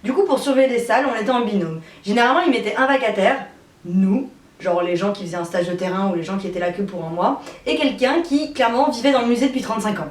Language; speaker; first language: French; native; French